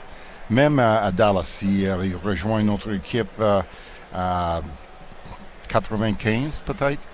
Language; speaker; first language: French; non-native, local second language; English